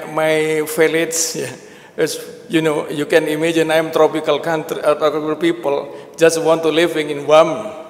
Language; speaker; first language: English; non-native, learner; Indonesian